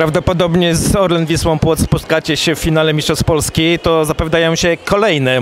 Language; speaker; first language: Polish; native; Polish